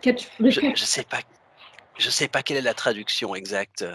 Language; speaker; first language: French; native; French